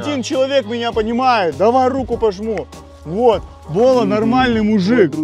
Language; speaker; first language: Russian; native; Russian